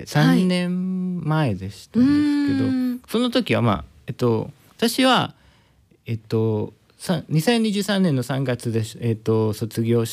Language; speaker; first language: Japanese; non-native, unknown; Spanish